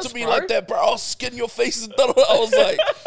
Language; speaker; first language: English; native; English